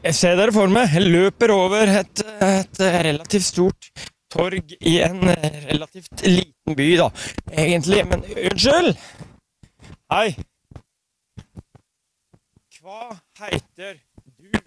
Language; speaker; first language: Norwegian; native; Norwegian